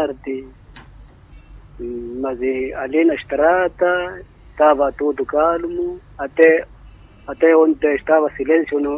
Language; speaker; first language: Portuguese; non-native, local second language; Makhuwa